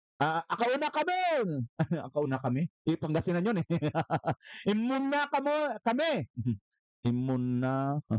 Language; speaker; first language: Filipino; native; Filipino